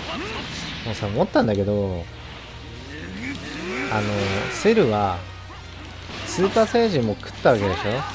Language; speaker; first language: Japanese; native; Japanese